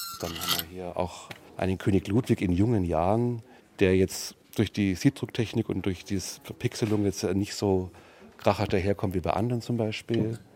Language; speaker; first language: German; native; German